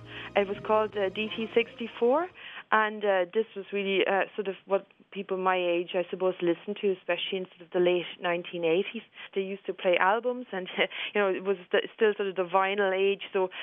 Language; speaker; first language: English; non-native, fluent; German